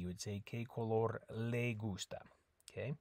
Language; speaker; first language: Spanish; non-native, fluent; English